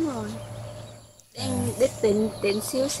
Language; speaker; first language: Vietnamese; non-native, local second language; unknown